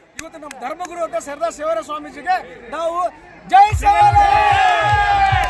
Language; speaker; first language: Kannada; non-native, local second language; Lambadi